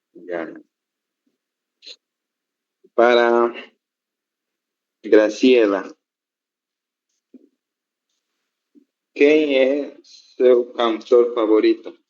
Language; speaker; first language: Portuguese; non-native, learner; Spanish